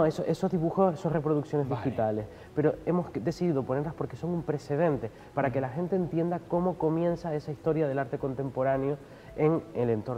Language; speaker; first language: Spanish; native; Spanish